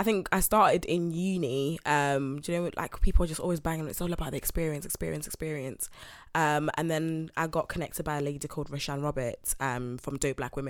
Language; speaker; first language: English; native; English